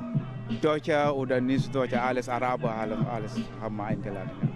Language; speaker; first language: German; non-native, learner; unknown